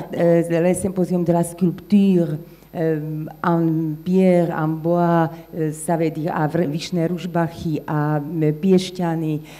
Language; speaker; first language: French; non-native, fluent; Slovak